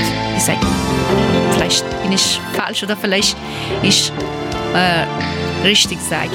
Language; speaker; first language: German; non-native, learner; Persian